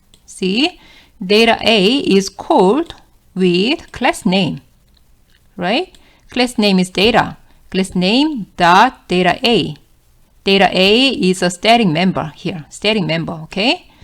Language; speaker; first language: English; non-native, fluent; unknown